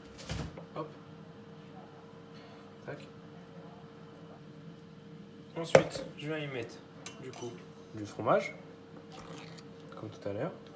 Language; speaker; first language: French; native; French